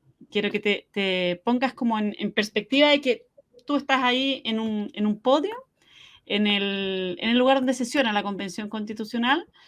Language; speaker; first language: Spanish; native; Spanish